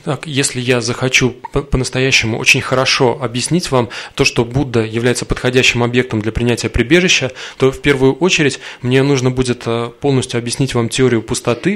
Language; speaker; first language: Russian; native; Russian